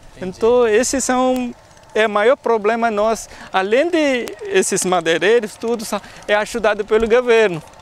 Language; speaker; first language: Portuguese; non-native, fluent; Malayalam